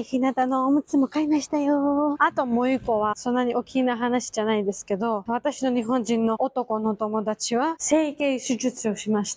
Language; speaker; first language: Japanese; non-native, learner; Georgian